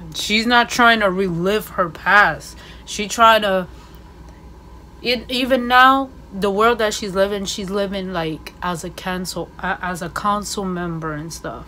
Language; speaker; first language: English; native; English